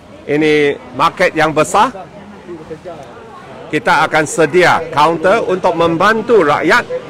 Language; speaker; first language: Malay; non-native, local second language; Chinese